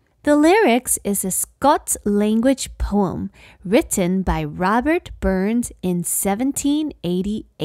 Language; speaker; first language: English; non-native, fluent; Chinese